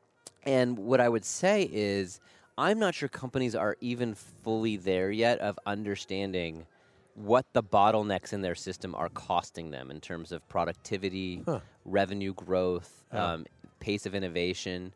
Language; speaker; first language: English; native; English